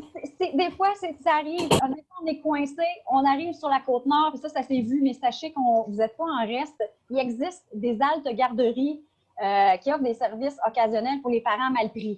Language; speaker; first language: French; native; French